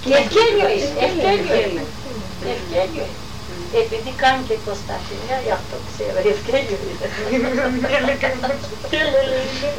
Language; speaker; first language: Greek; non-native, local second language; Turkish